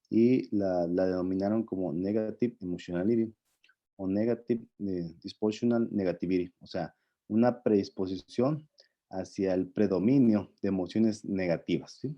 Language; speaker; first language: Spanish; native; Spanish